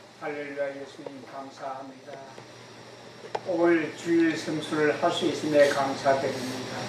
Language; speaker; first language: Korean; native; Korean